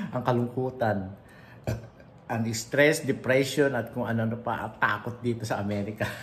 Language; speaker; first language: Filipino; native; Filipino